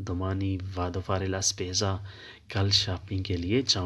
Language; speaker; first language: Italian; non-native, fluent; Urdu